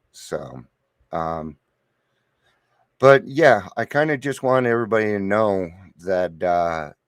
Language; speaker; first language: English; native; English